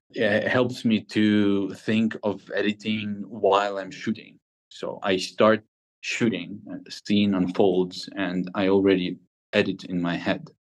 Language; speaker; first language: English; non-native, fluent; Ukrainian